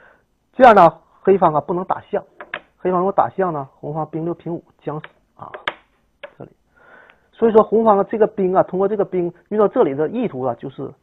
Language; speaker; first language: Chinese; native; Chinese